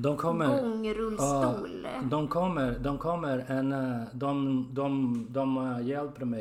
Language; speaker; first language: Swedish; non-native, learner; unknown